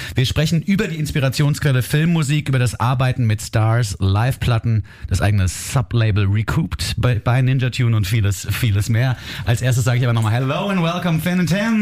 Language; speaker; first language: German; native; German